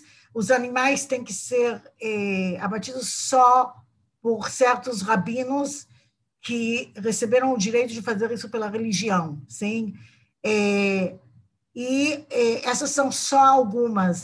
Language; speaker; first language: Portuguese; non-native, fluent; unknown